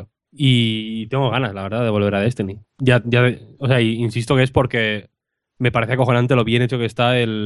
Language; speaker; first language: Spanish; native; Spanish